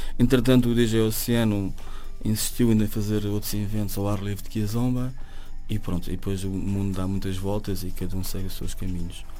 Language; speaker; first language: Portuguese; native; Portuguese